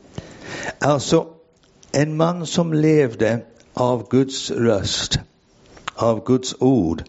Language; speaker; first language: Swedish; non-native, fluent; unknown